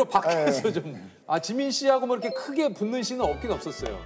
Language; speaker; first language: Korean; native; Korean